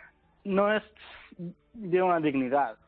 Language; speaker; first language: Spanish; non-native, learner; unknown